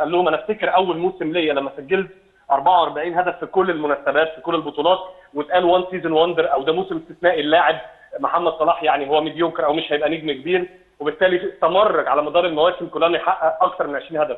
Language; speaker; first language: Arabic; native; Arabic